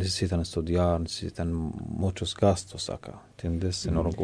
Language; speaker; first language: Spanish; non-native, learner; Arabic